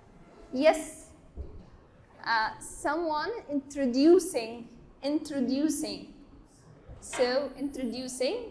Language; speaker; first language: English; non-native, learner; Arabic